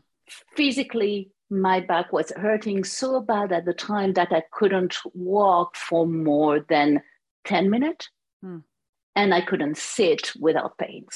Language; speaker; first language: English; non-native, fluent; French